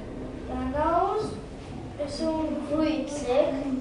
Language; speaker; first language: Catalan; non-native, local second language; Spanish